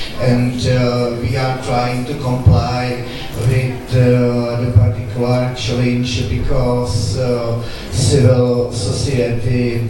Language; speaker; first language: English; non-native, learner; Czech